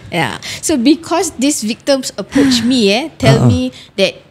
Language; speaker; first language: English; non-native, local second language; Malay